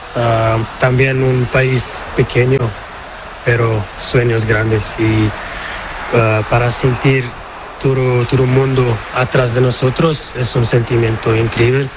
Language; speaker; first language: Spanish; non-native, learner; Portuguese